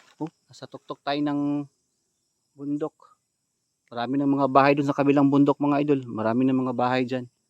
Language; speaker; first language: Filipino; native; Filipino